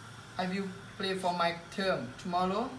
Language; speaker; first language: English; non-native, learner; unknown